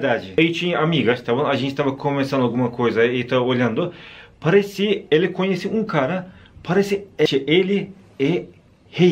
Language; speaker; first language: Portuguese; non-native, learner; Turkish